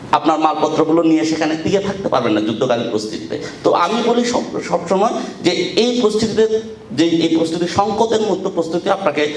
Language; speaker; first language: Bangla; non-native, local second language; Chakma